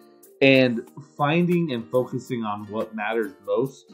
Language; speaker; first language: English; native; English